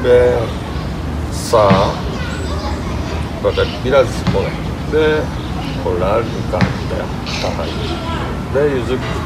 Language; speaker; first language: Turkish; non-native, learner; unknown